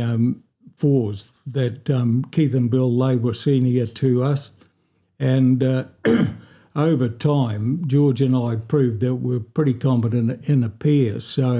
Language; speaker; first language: English; native; English